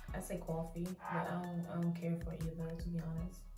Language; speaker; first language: English; native; English